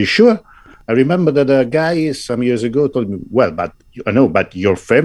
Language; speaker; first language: English; non-native, fluent; Italian